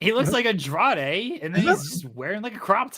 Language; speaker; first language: English; native; English